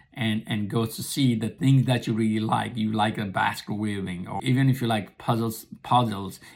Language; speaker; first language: English; non-native, local second language; Nepali